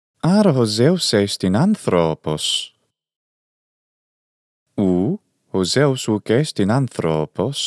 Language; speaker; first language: Greek; non-native, fluent; English